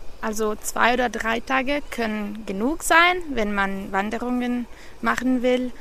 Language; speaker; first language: German; non-native, learner; Italian